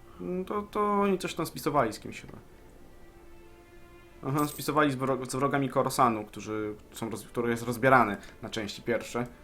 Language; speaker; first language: Polish; native; Polish